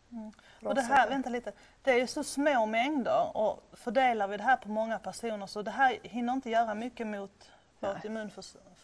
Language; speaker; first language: Swedish; native; Swedish